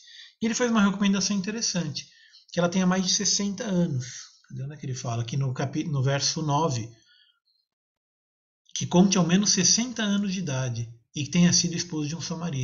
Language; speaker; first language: Portuguese; native; Portuguese